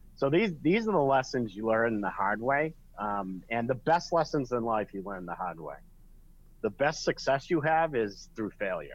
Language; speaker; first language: English; native; English